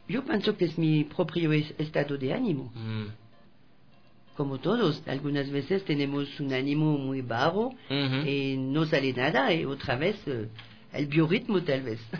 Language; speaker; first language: Spanish; non-native, fluent; French